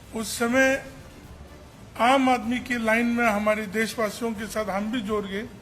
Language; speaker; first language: Hindi; non-native, local second language; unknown